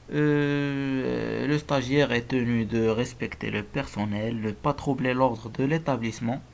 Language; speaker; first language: French; non-native, local second language; Arabic